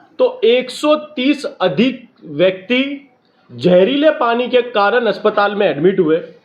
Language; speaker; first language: Hindi; non-native, local second language; Gujarati